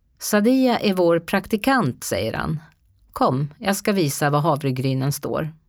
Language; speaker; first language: Swedish; native; Swedish